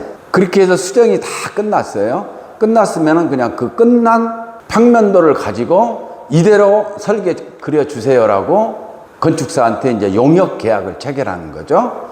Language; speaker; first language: Korean; native; Korean